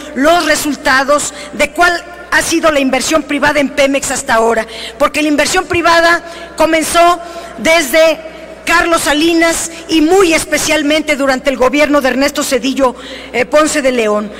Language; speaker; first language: Spanish; native; Spanish